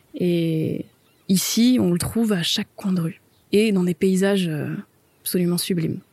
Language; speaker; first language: French; native; French